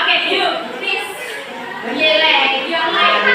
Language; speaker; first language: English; non-native, learner; Indonesian